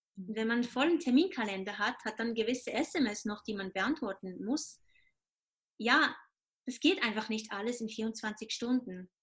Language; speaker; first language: German; native; German